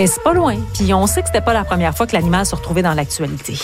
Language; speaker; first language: French; native; French